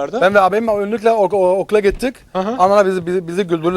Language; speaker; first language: Turkish; early bilingual, heritage; Turkish